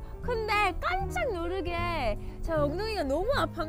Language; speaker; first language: Korean; early bilingual, heritage; English